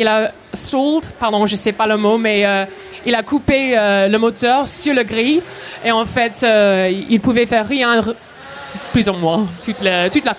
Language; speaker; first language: French; non-native, fluent; English